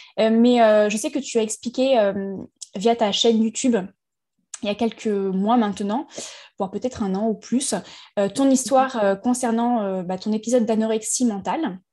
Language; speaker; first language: French; native; French